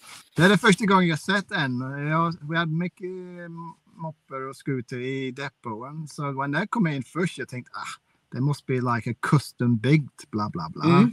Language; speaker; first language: Swedish; non-native, fluent; English